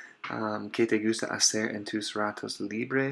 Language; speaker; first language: Spanish; non-native, fluent; English